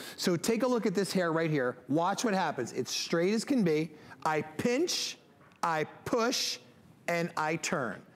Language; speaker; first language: English; native; English